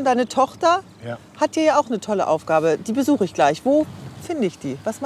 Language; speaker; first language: German; native; German